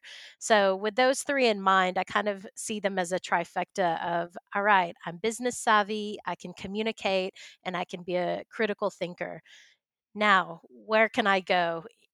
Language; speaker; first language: English; native; English